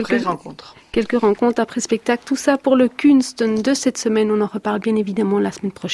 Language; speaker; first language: French; native; French